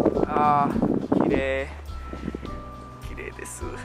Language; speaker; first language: Japanese; non-native, learner; English